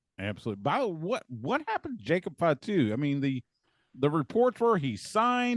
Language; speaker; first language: English; native; English